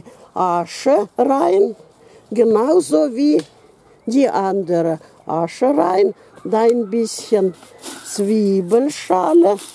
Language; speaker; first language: German; non-native, fluent; Russian